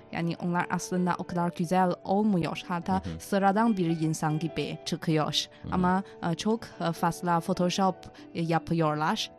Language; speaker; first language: Turkish; non-native, fluent; Chinese